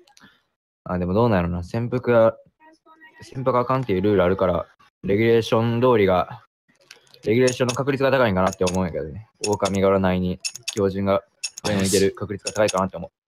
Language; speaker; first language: Japanese; native; Japanese